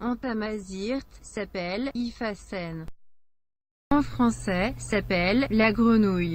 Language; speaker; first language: French; non-native, learner; Berber languages